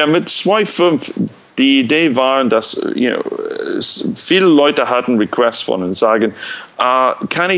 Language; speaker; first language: German; non-native, fluent; English